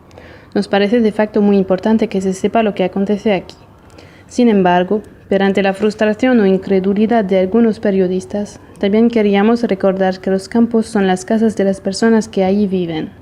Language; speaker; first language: Spanish; non-native, fluent; Portuguese